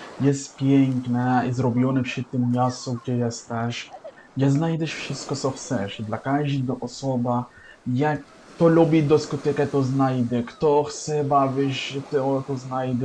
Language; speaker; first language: Polish; non-native, learner; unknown